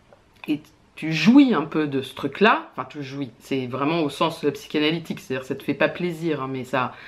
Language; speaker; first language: French; native; French